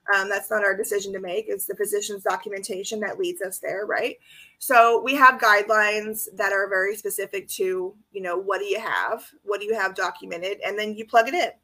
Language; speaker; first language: English; native; English